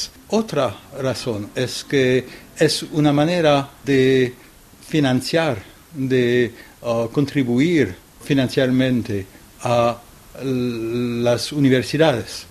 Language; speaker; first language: Spanish; non-native, fluent; French